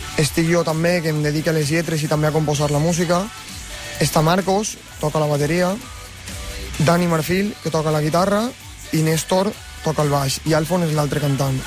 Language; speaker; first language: Catalan; native; Catalan